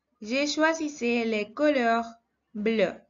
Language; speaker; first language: French; non-native, learner; Spanish